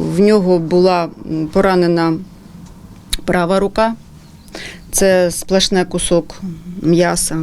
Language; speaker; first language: Ukrainian; non-native, local second language; Russian